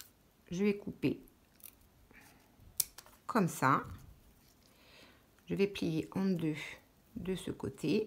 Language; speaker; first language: French; native; French